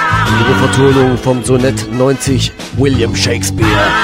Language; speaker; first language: German; native; German